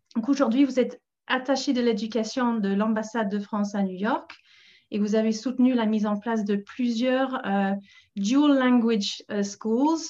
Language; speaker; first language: French; non-native, fluent; English